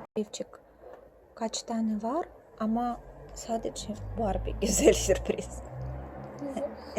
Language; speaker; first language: Turkish; non-native, learner; Russian